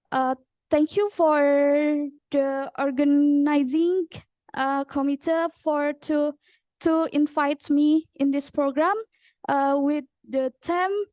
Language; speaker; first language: English; non-native, learner; Indonesian